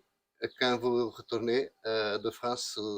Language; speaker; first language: French; non-native, learner; Portuguese